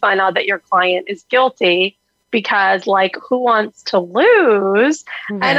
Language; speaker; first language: English; native; English